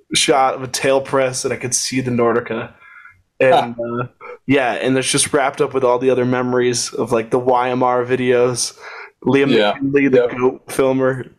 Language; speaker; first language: English; native; English